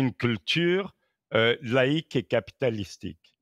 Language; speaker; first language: French; native; French